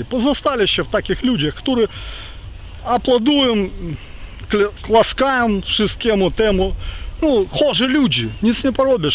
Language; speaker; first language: Polish; non-native, fluent; Ukrainian